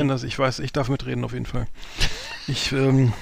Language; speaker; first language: German; native; German